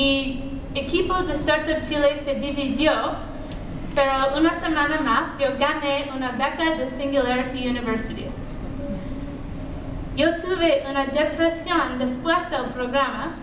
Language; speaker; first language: Spanish; non-native, learner; English